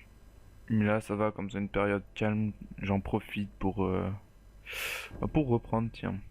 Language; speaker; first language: French; native; French